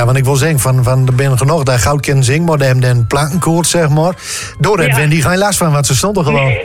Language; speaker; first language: Dutch; native; Dutch